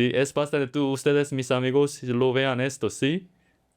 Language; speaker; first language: Spanish; non-native, learner; Korean